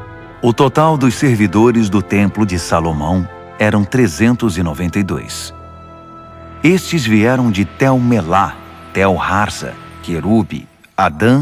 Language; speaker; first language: Portuguese; native; Portuguese